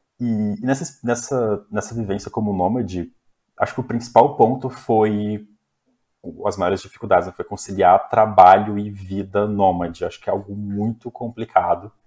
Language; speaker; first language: Portuguese; native; Portuguese